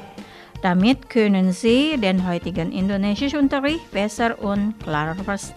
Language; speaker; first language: German; non-native, fluent; Indonesian